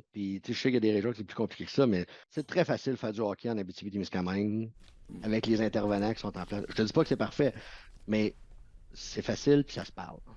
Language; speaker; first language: French; native; French